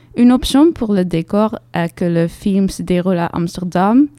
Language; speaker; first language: French; non-native, fluent; Dutch